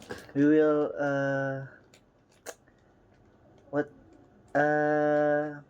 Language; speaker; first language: English; non-native, learner; Indonesian